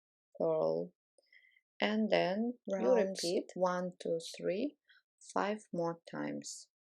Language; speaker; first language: English; non-native, fluent; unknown